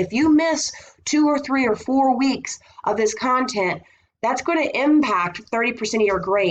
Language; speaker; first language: English; native; English